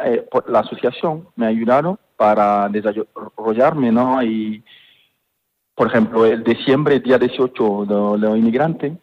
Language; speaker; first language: Spanish; non-native, fluent; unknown